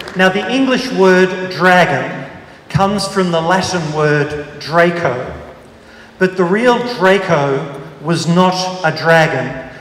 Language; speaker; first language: English; native; English